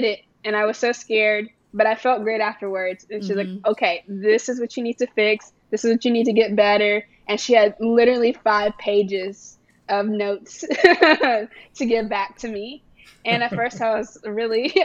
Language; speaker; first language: English; native; English